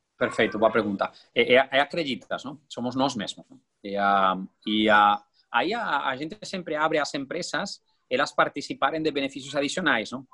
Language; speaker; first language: Portuguese; non-native, fluent; Spanish